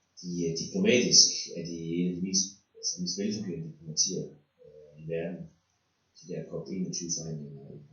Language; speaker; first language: Danish; native; Danish